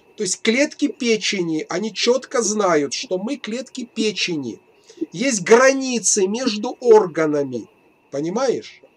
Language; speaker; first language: Russian; native; Russian